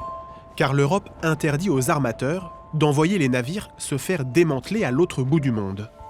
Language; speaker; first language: French; native; French